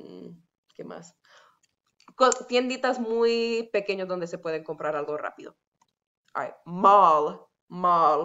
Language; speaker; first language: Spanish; non-native, fluent; English